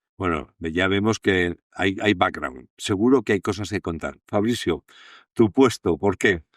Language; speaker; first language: Spanish; native; Spanish